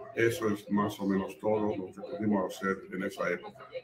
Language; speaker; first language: Spanish; non-native, fluent; Croatian